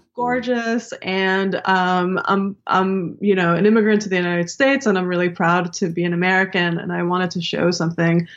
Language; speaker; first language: English; early bilingual, other home language; Hebrew